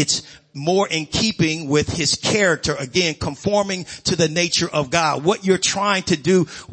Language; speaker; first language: English; native; English